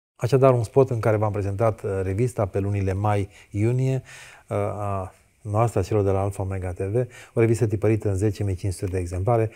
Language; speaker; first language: Romanian; native; Romanian